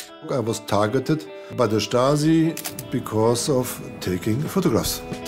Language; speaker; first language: English; non-native, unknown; German